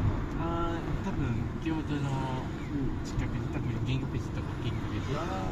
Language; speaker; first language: Japanese; non-native, fluent; Filipino